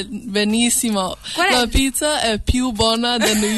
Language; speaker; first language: Italian; non-native, learner; English